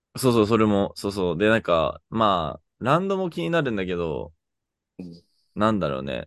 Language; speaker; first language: Japanese; non-native, fluent; English